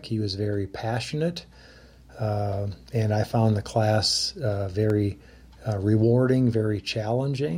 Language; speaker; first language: English; native; English